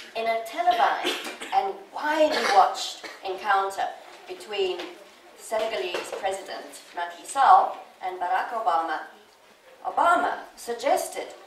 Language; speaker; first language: English; native; English